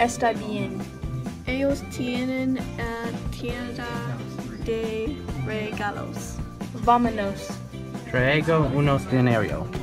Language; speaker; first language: Spanish; non-native, learner; English